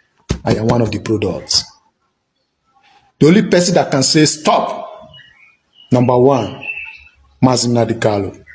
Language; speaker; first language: Nigerian Pidgin; non-native, local second language; Igbo